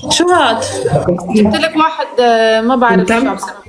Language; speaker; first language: Arabic; native; Arabic